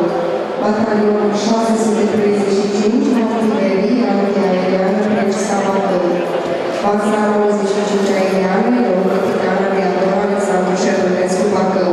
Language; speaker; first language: Romanian; native; Romanian